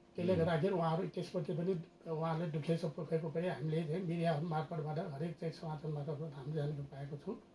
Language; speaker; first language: Nepali; non-native, local second language; Newari